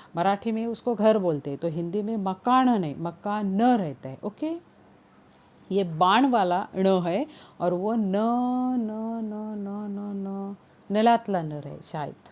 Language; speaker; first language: Hindi; non-native, local second language; Marathi